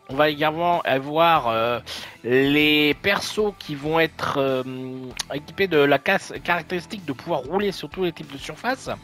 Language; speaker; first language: French; native; French